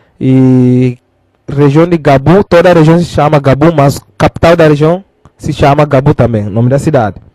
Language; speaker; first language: Portuguese; non-native, local second language; Fula